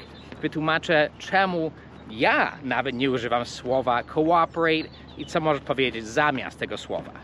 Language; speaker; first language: Polish; non-native, fluent; English